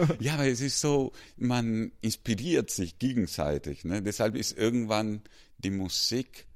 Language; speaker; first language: German; non-native, fluent; Spanish